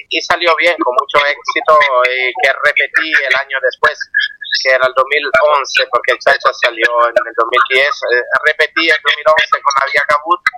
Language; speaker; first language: Spanish; non-native, fluent; Italian